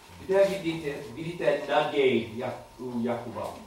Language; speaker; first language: Czech; non-native, learner; English